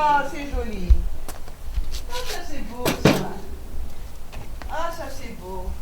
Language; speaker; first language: French; non-native, fluent; German